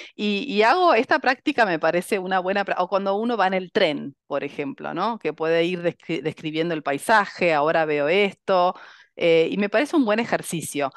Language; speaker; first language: Spanish; native; Spanish